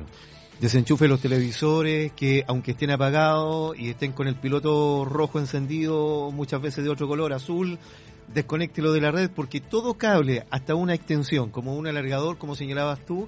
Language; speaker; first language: Spanish; native; Spanish